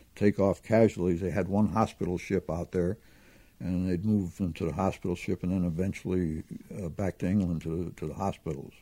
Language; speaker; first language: English; native; English